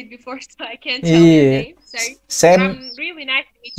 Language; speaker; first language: English; non-native, fluent; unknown